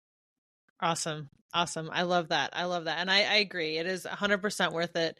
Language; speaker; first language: English; native; English